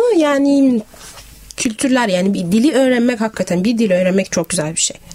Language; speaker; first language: Turkish; non-native, fluent; Arabic